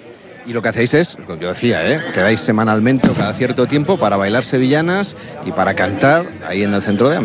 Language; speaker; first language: Spanish; native; Spanish